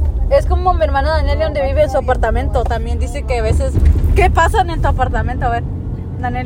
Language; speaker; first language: Spanish; early bilingual, heritage; Spanish